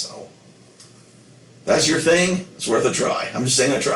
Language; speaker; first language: English; native; English